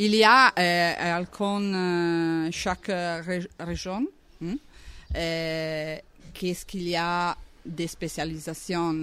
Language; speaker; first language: French; non-native, learner; Italian